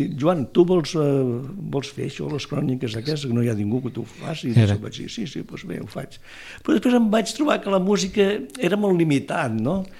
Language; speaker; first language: Catalan; native; Catalan